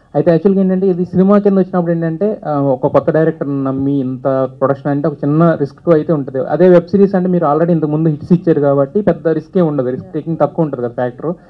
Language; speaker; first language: Telugu; native; Telugu